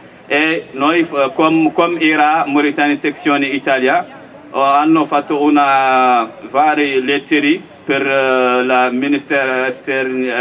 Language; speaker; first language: Italian; non-native, learner; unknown